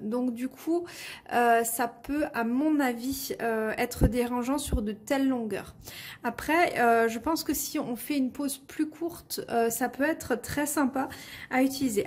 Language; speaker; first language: French; native; French